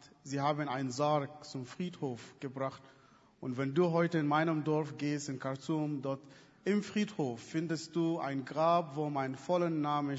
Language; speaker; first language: German; non-native, fluent; Arabic